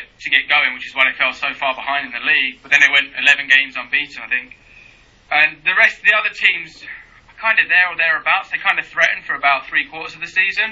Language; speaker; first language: English; native; English